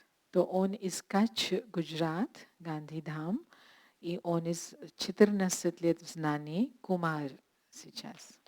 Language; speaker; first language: Russian; non-native, learner; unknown